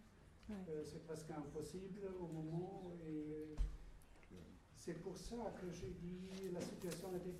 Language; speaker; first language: French; non-native, fluent; German